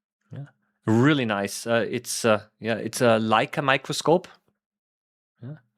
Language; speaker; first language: English; non-native, fluent; German